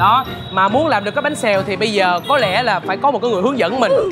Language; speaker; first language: Vietnamese; native; Vietnamese